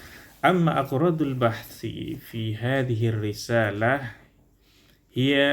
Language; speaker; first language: Arabic; non-native, learner; Indonesian